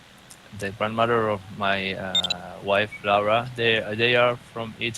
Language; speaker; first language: English; non-native, fluent; Spanish